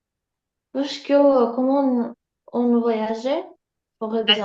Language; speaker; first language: French; non-native, learner; Russian